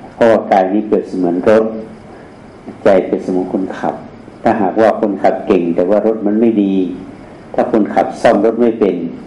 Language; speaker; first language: Thai; native; Thai